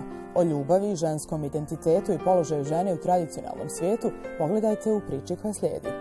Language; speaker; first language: Serbian; native; Serbian